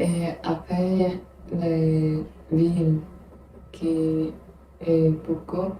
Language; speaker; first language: French; non-native, learner; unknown